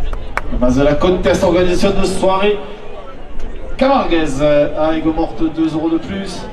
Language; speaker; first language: French; native; French